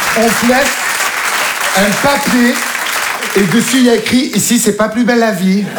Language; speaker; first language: French; native; French